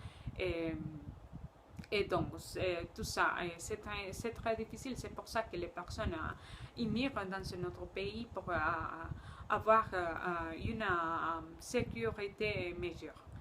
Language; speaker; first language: French; non-native, learner; Spanish